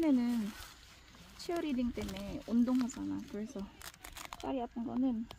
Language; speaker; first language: Korean; non-native, fluent; Filipino